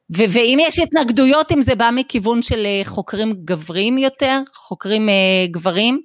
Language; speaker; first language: Hebrew; native; Hebrew